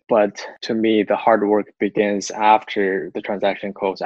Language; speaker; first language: English; non-native, fluent; Chinese